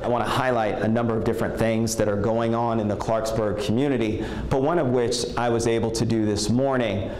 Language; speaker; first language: English; native; English